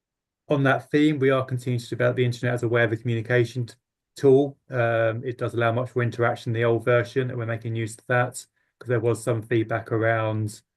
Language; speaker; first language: English; native; English